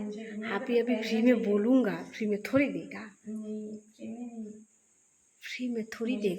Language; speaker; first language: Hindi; non-native, local second language; Bangla